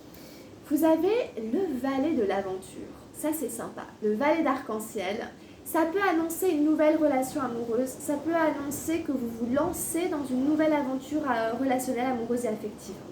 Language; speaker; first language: French; native; French